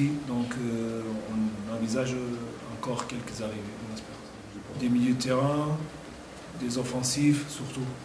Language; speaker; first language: French; non-native, fluent; Portuguese